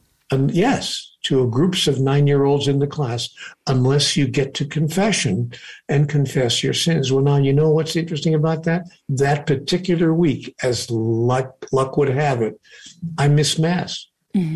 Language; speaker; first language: English; native; English